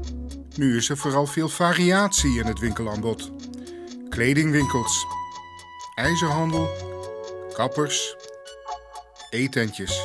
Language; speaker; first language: Dutch; native; Dutch